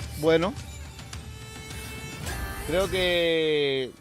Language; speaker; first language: Spanish; native; Spanish